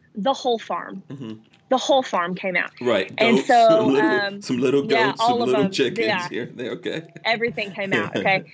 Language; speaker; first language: English; early bilingual, other home language; Italian